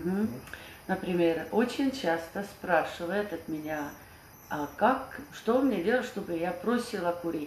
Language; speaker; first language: Russian; non-native, fluent; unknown